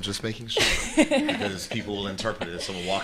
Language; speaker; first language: English; native; English